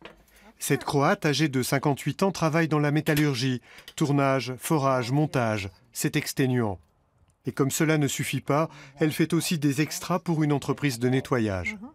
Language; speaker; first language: French; native; French